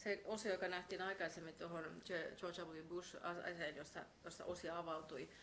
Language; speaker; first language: Finnish; non-native, fluent; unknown